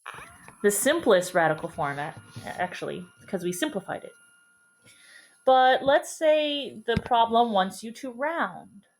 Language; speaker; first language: English; native; English